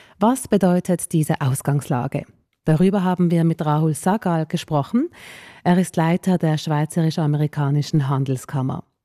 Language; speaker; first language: German; native; German